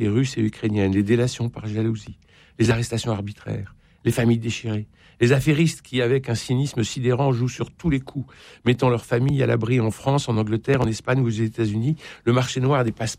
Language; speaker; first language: French; native; French